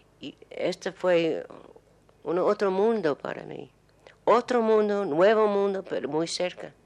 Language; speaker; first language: Spanish; non-native, learner; English